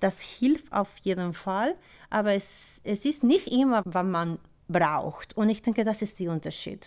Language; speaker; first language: German; non-native, fluent; Spanish